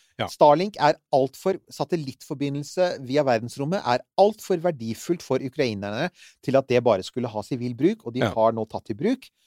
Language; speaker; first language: Norwegian; native; Norwegian